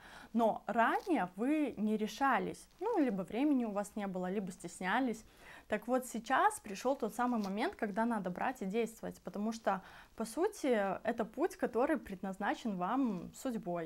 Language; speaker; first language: Russian; native; Russian